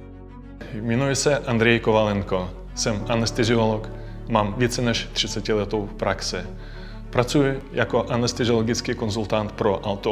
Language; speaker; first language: Czech; non-native, fluent; Russian